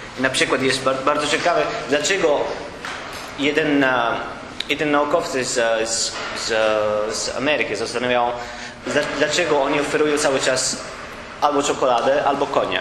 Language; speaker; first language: Polish; non-native, learner; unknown